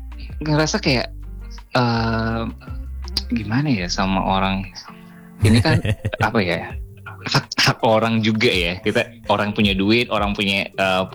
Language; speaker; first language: Indonesian; native; Indonesian